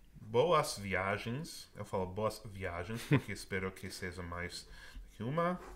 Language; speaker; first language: Portuguese; non-native, fluent; English